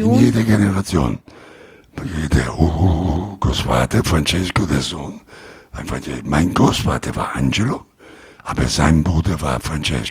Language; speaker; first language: German; non-native, learner; Italian